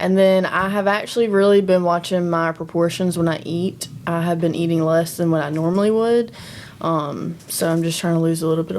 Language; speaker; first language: English; native; English